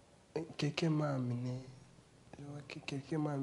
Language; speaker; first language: French; non-native, learner; Kinyarwanda